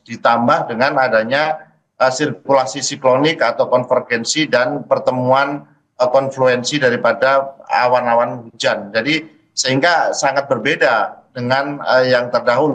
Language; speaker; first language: Indonesian; native; Indonesian